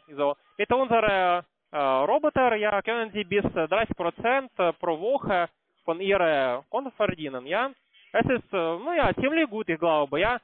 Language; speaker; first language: German; non-native, learner; Russian